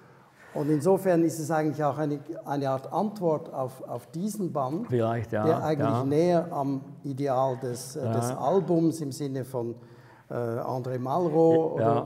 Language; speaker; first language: German; native; German